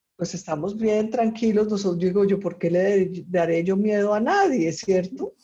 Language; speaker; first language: Spanish; native; Spanish